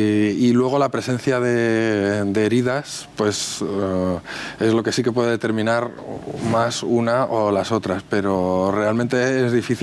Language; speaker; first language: Spanish; native; Spanish